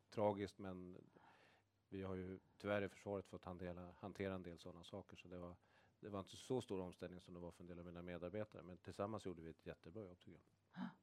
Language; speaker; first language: Swedish; native; Swedish